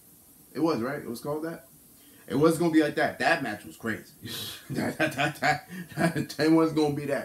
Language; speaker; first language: English; native; English